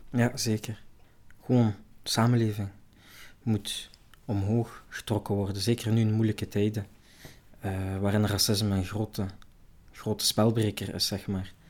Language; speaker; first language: Dutch; early bilingual, other home language; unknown